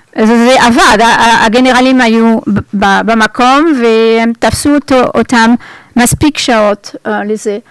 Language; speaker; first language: Hebrew; non-native, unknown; French